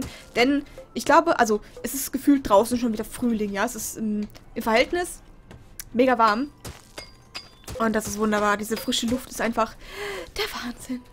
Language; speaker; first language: German; native; German